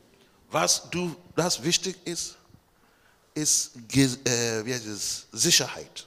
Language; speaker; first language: German; non-native, learner; Russian